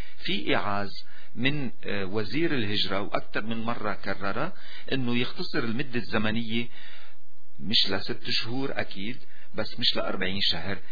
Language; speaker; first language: Arabic; native; Arabic